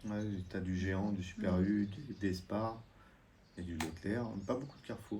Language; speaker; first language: French; native; French